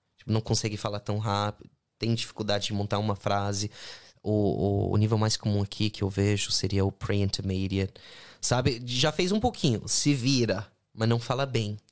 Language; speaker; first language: Portuguese; non-native, fluent; English